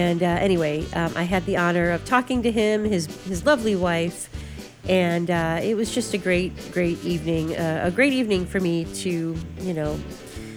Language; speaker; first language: English; native; English